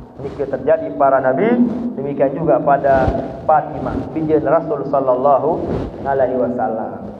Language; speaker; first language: Malay; non-native, local second language; Sasak